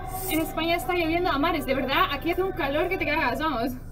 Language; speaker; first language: Spanish; early bilingual, heritage; Spanish